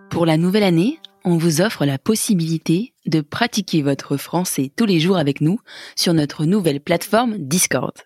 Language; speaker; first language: French; native; French